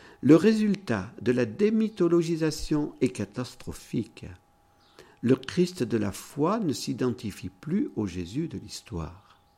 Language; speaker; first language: French; native; French